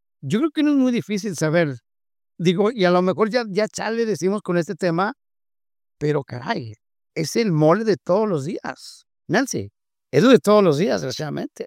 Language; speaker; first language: Spanish; native; Spanish